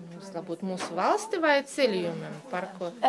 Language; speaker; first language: Latvian; non-native, local second language; Russian